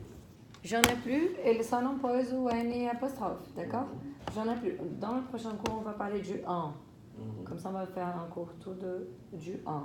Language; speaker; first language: French; non-native, fluent; Portuguese